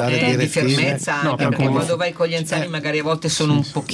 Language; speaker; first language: Italian; native; Italian